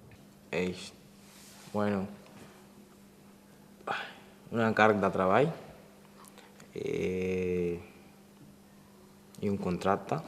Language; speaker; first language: Catalan; non-native, local second language; Spanish